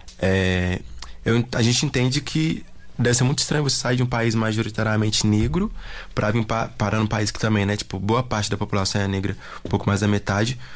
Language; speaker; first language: Portuguese; native; Portuguese